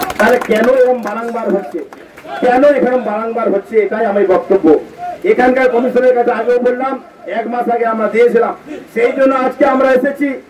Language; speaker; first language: Bangla; non-native, local second language; Santali